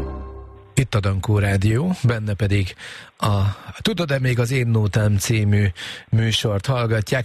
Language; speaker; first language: Hungarian; native; Hungarian